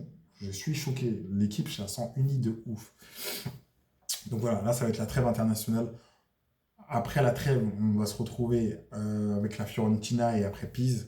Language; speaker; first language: French; native; French